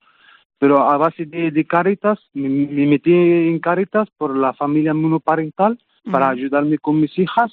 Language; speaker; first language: Spanish; non-native, fluent; Arabic